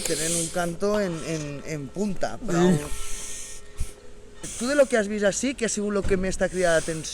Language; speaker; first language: Catalan; native; Catalan